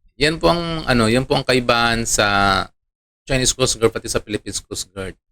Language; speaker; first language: Filipino; non-native, local second language; Iloko